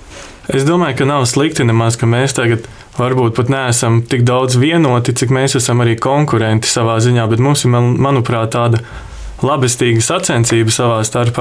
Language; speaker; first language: Latvian; native; Latvian